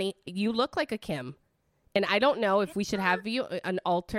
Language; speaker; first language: English; early bilingual, other home language; Italian